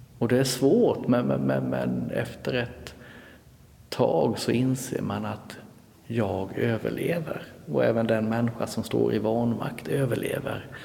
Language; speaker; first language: Swedish; native; Swedish